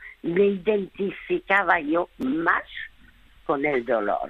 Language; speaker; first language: Spanish; early bilingual, other home language; French